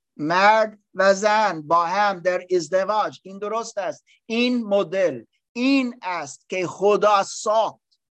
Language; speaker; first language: Persian; non-native, learner; English